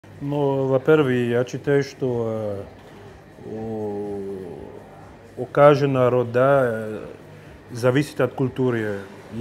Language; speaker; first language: Russian; non-native, fluent; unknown